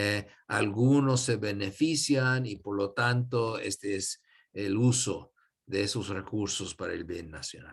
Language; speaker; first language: Spanish; non-native, fluent; English